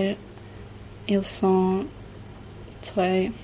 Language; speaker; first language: French; non-native, learner; English